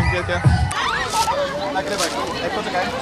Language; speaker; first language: Polish; native; Polish